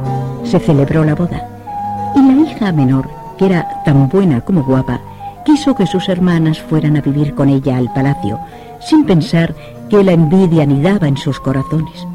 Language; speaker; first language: Spanish; native; Spanish